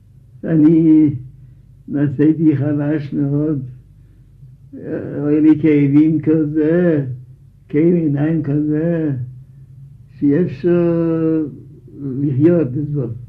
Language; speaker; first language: Hebrew; non-native, fluent; Yiddish